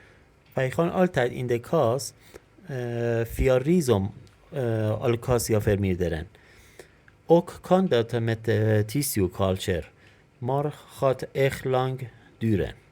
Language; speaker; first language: Dutch; non-native, learner; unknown